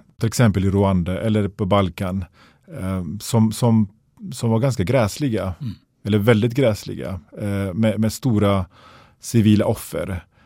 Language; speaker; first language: Swedish; early bilingual, other home language; Persian